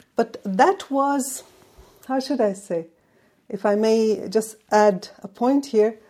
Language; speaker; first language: English; non-native, fluent; Arabic